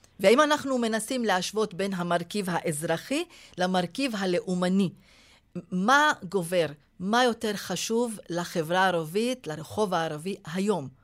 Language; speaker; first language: Hebrew; non-native, local second language; Arabic